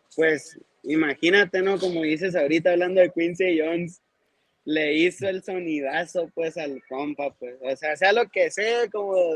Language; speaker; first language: Spanish; non-native, local second language; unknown